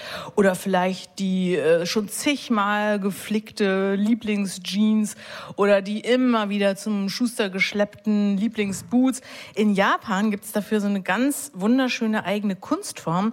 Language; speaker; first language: German; native; German